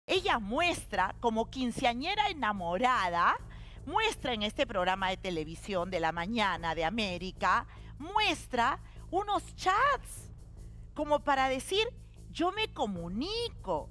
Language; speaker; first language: Spanish; native; Spanish